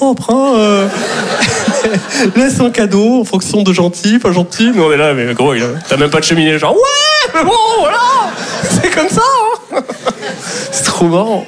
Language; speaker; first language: French; native; French